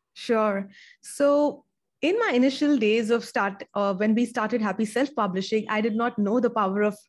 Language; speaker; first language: English; non-native, local second language; Tamil